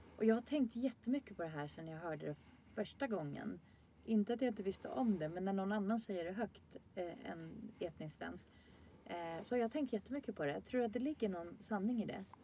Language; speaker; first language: Swedish; early bilingual, other home language; Arabic